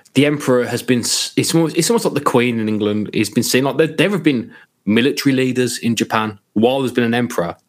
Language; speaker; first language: English; native; English